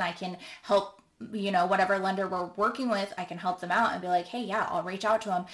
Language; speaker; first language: English; native; English